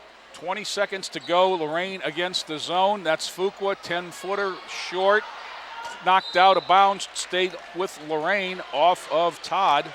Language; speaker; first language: English; native; English